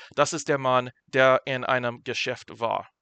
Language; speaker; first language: German; non-native, fluent; English